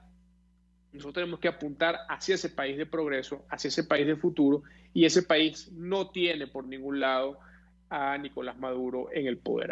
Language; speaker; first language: Spanish; native; Spanish